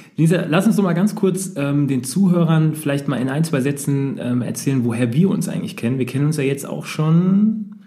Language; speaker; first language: German; native; German